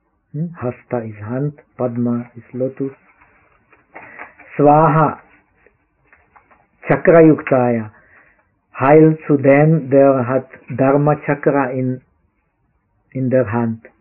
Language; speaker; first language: German; non-native, fluent; Czech